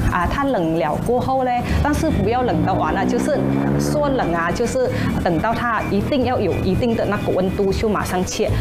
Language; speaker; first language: Chinese; non-native, fluent; Vietnamese